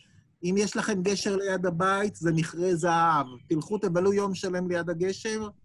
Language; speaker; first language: Hebrew; native; Hebrew